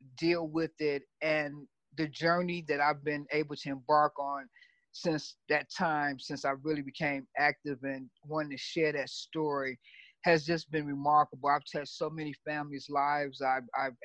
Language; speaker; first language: English; native; English